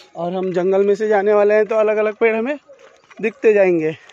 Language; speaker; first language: Hindi; non-native, local second language; Marathi